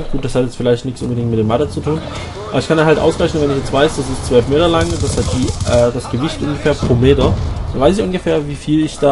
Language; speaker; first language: German; native; German